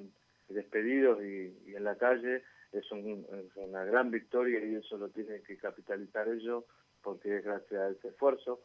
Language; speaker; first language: Spanish; native; Spanish